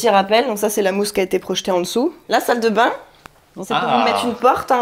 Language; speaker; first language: French; native; French